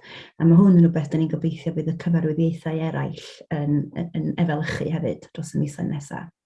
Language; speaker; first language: Welsh; native; Welsh